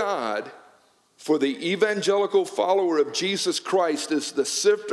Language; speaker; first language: English; native; English